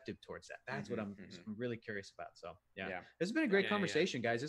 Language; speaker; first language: English; native; English